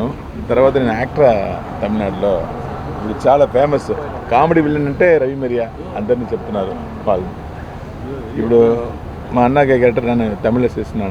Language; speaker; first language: Telugu; non-native, learner; Tamil